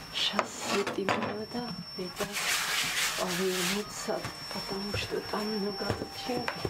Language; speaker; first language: Russian; non-native, local second language; Ossetic